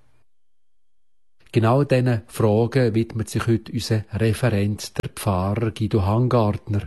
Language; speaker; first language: German; native; German